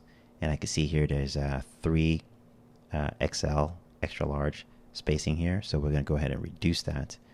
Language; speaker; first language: English; native; English